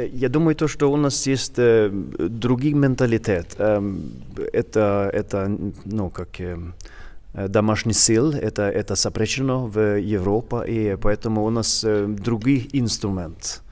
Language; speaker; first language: Russian; non-native, learner; Swedish